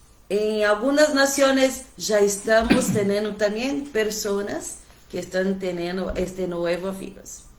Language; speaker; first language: Portuguese; non-native, learner; Spanish